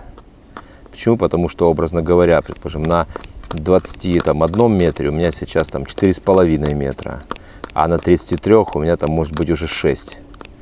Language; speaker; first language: Russian; native; Russian